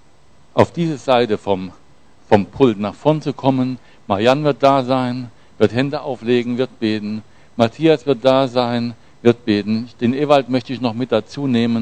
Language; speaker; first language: German; native; German